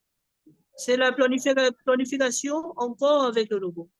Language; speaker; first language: French; non-native, fluent; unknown